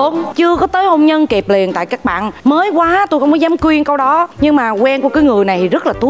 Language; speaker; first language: Vietnamese; native; Vietnamese